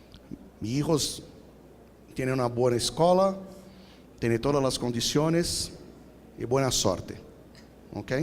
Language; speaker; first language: Spanish; non-native, fluent; Portuguese